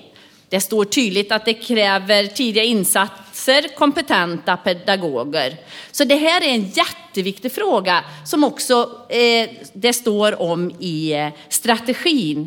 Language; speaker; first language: Swedish; native; Swedish